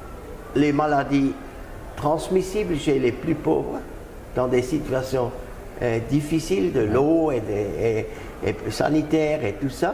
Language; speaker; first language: French; non-native, fluent; German